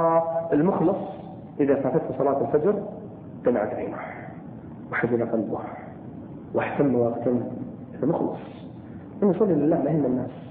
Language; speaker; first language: Arabic; native; Arabic